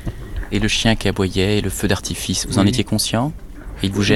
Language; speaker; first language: French; native; French